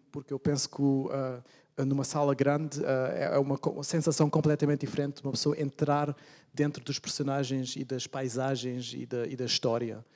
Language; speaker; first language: Portuguese; early bilingual, heritage; Portuguese